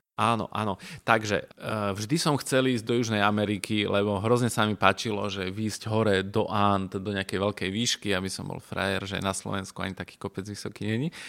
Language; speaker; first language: Slovak; native; Slovak